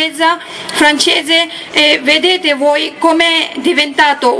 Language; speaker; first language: Italian; non-native, learner; Tibetan